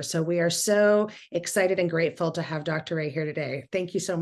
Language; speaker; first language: English; native; English